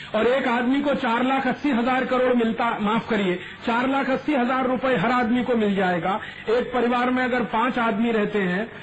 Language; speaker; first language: Hindi; native; Hindi